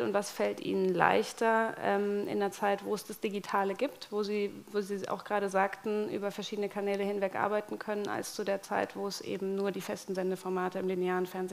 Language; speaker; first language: German; native; German